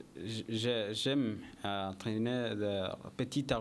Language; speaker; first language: French; non-native, learner; Kinyarwanda